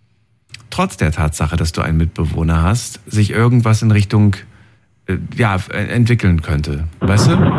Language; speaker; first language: German; native; German